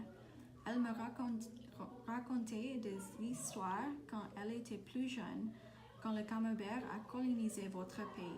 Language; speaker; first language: French; non-native, learner; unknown